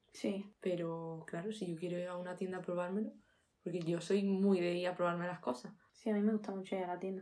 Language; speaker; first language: Spanish; native; Spanish